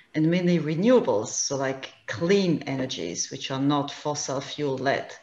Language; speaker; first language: English; non-native, fluent; German